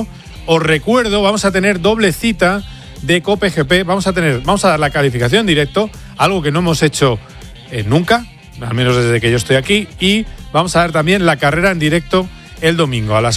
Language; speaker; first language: Spanish; native; Spanish